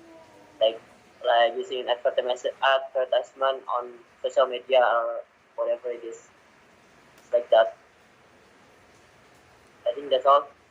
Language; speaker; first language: English; non-native, learner; Indonesian